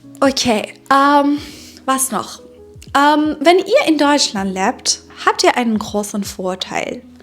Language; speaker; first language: German; non-native, fluent; Persian